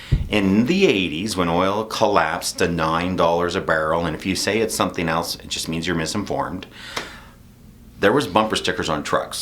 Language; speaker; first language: English; native; English